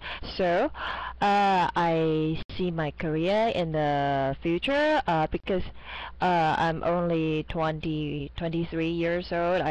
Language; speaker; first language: English; non-native, fluent; Chinese